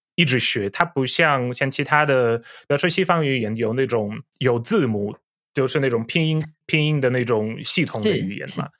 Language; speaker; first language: Chinese; non-native, fluent; Polish